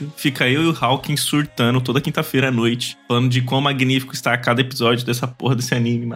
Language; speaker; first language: Portuguese; native; Portuguese